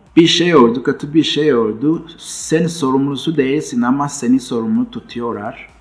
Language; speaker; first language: Turkish; non-native, fluent; Kinyarwanda